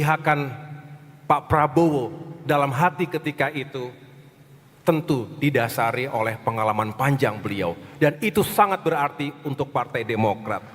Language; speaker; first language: Indonesian; native; Indonesian